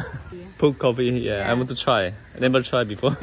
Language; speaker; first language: English; non-native, learner; Chinese